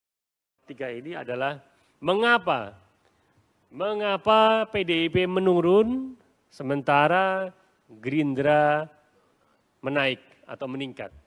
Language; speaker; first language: Indonesian; native; Indonesian